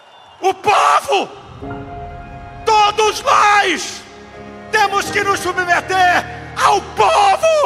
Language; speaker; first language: Portuguese; native; Portuguese